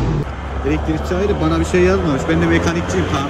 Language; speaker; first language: Turkish; native; Turkish